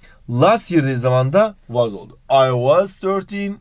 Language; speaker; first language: English; non-native, fluent; Turkish